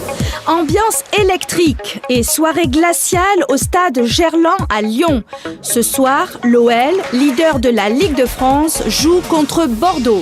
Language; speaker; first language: French; native; French